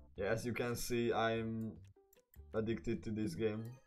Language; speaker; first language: English; non-native, learner; Hungarian